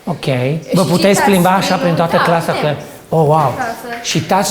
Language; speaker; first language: Romanian; native; Romanian